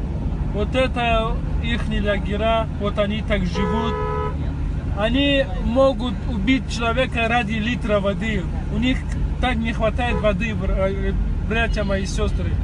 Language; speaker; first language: Russian; non-native, local second language; Tajik